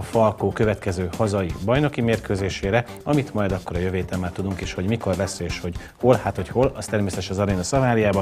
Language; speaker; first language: Hungarian; native; Hungarian